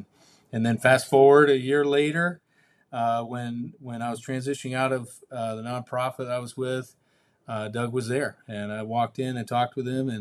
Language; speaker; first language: English; native; English